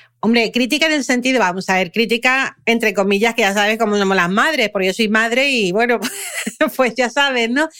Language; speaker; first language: Spanish; native; Spanish